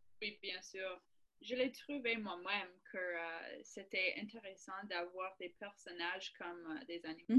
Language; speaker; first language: French; non-native, learner; English